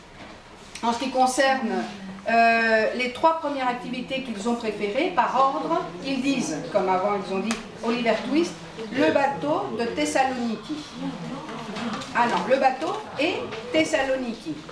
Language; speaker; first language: French; non-native, fluent; Spanish